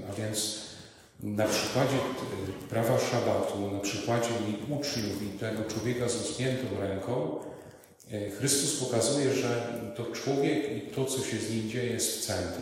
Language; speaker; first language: Polish; native; Polish